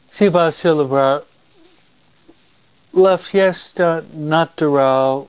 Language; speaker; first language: Spanish; non-native, fluent; English